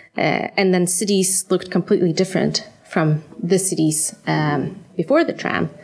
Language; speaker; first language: English; non-native, fluent; Swedish